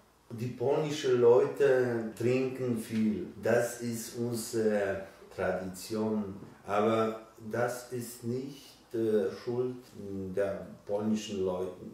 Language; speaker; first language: German; non-native, learner; Polish